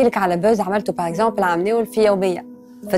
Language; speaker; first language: Arabic; native; Arabic